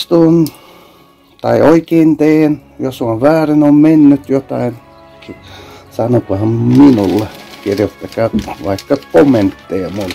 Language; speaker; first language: Finnish; non-native, fluent; Turkish